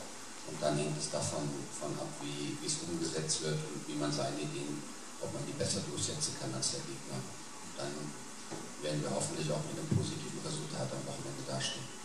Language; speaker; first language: German; native; German